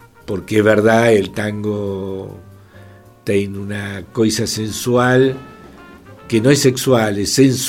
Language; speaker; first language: Portuguese; non-native, fluent; Spanish